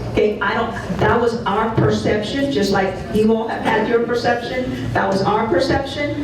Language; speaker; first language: English; non-native, fluent; Spanish